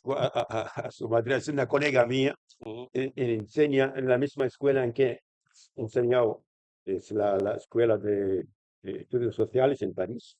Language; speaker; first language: Spanish; non-native, fluent; Arabic